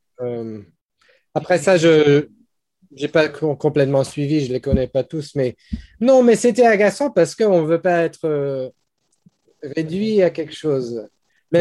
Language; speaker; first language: French; non-native, fluent; English